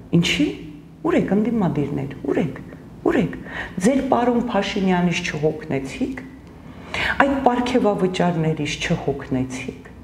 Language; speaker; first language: Armenian; native; Armenian